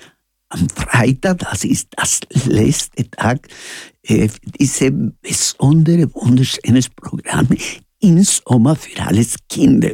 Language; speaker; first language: German; non-native, learner; Spanish